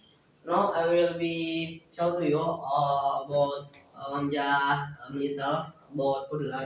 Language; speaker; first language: English; non-native, learner; Indonesian